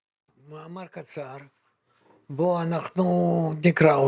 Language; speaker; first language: Hebrew; non-native, fluent; Russian